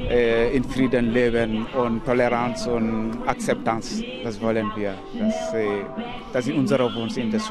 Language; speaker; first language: German; non-native, learner; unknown